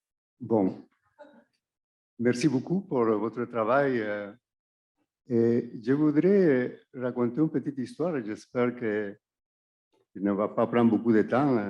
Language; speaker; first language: French; non-native, fluent; Spanish